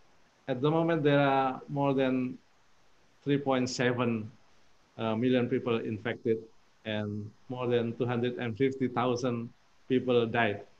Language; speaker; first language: English; non-native, fluent; Indonesian